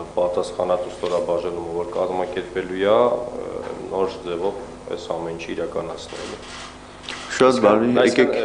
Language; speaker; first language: Armenian; native; Armenian